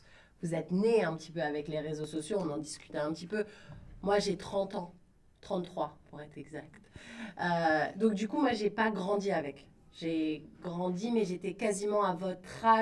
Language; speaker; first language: French; native; French